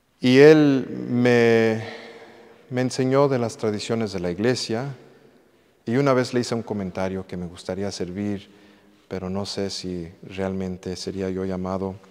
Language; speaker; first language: Spanish; early bilingual, heritage; English